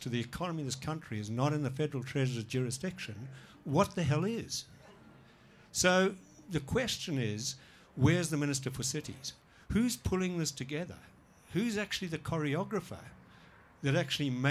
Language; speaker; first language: English; native; English